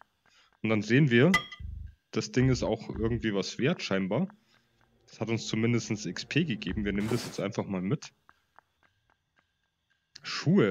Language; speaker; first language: German; native; German